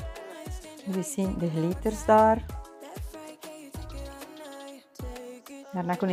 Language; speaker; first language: Dutch; non-native, fluent; Spanish